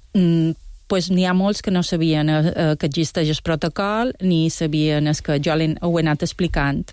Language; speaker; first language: Catalan; native; Catalan